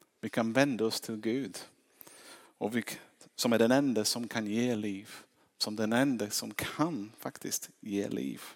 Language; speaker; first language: Swedish; non-native, fluent; English